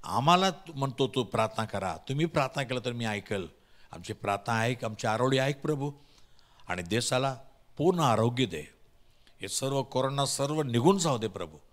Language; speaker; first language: Marathi; non-native, local second language; Tamil